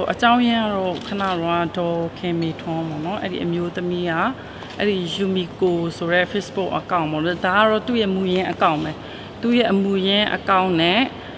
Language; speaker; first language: Burmese; non-native, local second language; Shwe Palaung